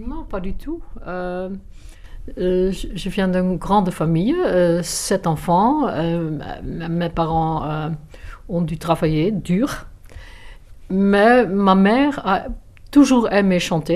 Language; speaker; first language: French; non-native, fluent; Dutch